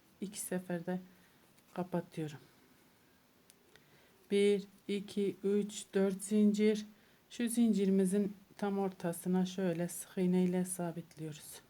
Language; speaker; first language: Turkish; native; Turkish